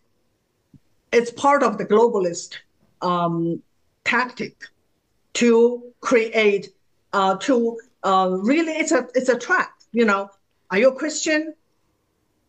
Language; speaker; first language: English; non-native, fluent; Chinese